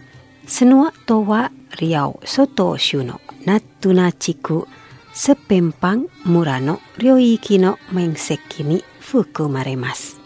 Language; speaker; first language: Japanese; non-native, fluent; Indonesian